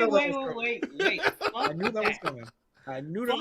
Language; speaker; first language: English; native; English